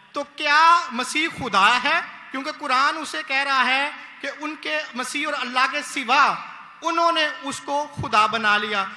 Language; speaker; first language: Urdu; non-native, local second language; Punjabi